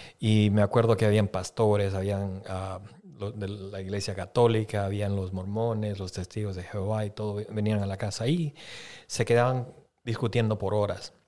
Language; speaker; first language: Spanish; early bilingual, heritage; Spanish